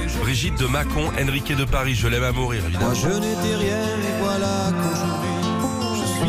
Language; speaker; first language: French; native; French